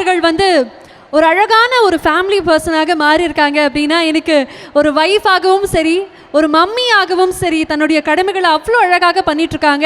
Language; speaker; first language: Tamil; native; Tamil